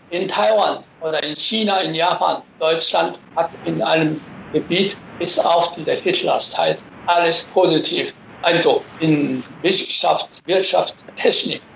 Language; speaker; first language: German; non-native, fluent; Chinese